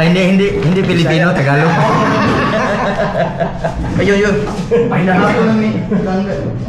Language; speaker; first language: Filipino; non-native, local second language; Hiligaynon